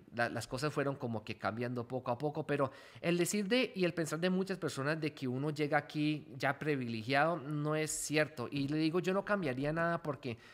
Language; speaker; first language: Spanish; early bilingual, heritage; Spanish